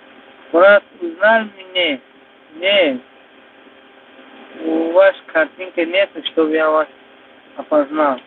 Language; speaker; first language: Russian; non-native, learner; Tajik